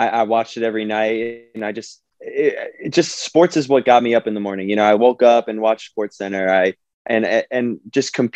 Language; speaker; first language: English; native; English